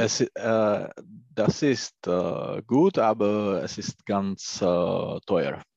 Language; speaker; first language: German; non-native, learner; Czech